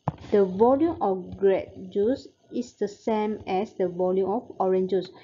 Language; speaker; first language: English; non-native, local second language; Malay